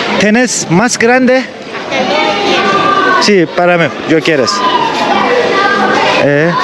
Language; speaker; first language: Spanish; non-native, learner; Turkish